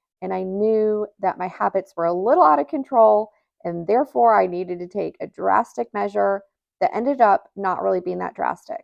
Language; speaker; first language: English; native; English